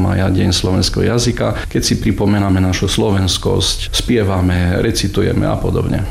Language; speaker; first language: Slovak; early bilingual, heritage; Slovak